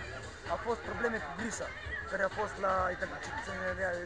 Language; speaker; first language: Romanian; non-native, learner; Russian